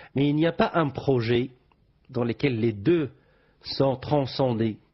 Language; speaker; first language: French; non-native, local second language; Arabic